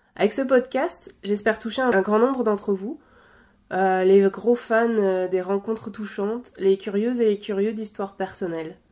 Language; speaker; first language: French; native; French